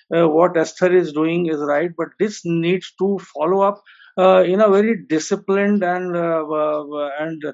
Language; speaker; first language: English; non-native, local second language; Hindi